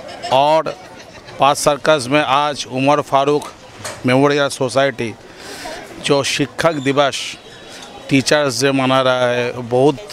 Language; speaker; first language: Hindi; non-native, local second language; Bangla